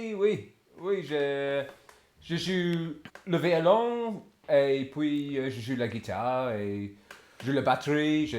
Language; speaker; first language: French; non-native, fluent; English